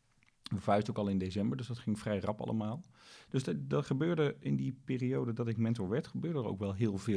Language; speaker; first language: Dutch; native; Dutch